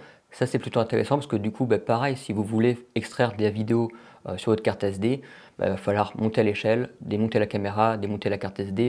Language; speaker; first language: French; native; French